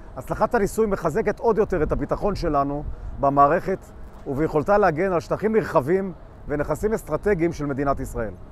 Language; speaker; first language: Hebrew; native; Hebrew